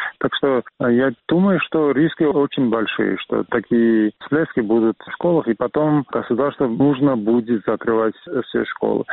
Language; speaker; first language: Russian; non-native, local second language; Georgian